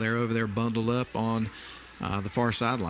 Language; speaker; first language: English; native; English